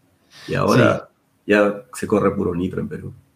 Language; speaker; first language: Spanish; native; Spanish